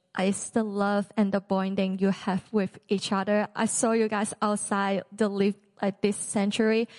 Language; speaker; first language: English; non-native, local second language; Cantonese